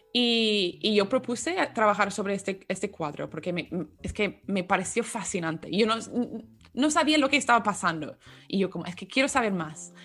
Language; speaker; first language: Spanish; non-native, fluent; English